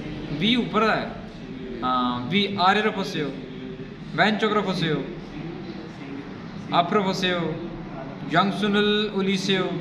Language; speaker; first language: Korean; non-native, fluent; Urdu